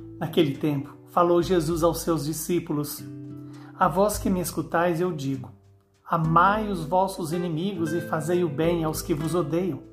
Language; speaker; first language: Portuguese; native; Portuguese